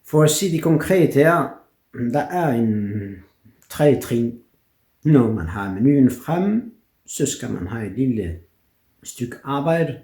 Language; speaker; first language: Danish; non-native, fluent; French